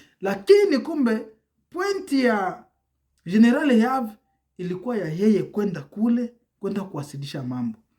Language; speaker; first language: Swahili; native; Swahili